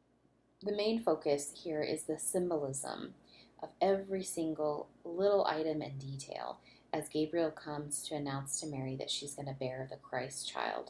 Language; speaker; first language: English; native; English